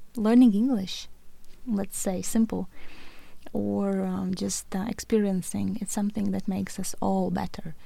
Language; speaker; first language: English; non-native, fluent; Latvian